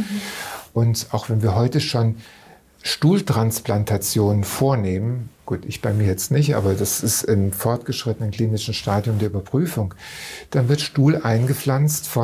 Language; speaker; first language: German; native; German